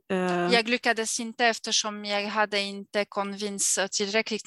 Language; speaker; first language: Swedish; non-native, fluent; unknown